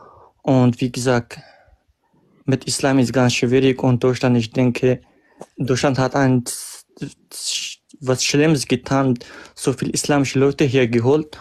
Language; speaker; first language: German; non-native, learner; Kurdish